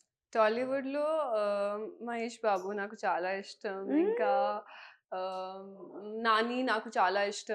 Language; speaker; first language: Telugu; non-native, learner; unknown